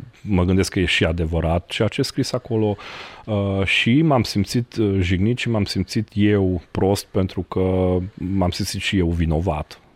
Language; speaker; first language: Romanian; non-native, local second language; Hungarian